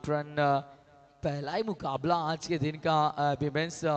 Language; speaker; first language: Hindi; non-native, local second language; Marathi